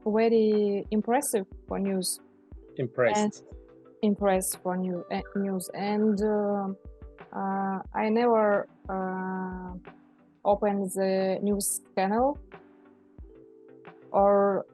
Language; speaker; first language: English; non-native, learner; Russian